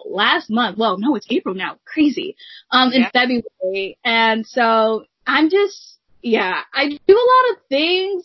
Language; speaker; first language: English; native; English